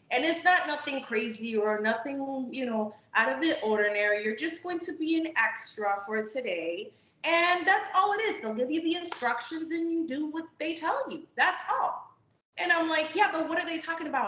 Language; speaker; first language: English; native; English